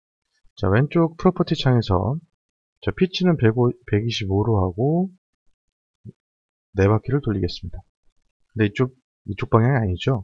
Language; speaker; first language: Korean; native; Korean